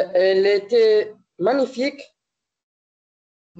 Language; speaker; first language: French; non-native, learner; Arabic